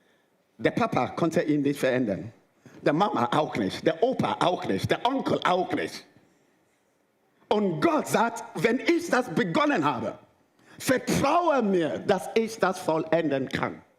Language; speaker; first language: German; non-native, fluent; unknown